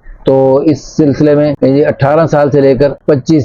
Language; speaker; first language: Urdu; native; Urdu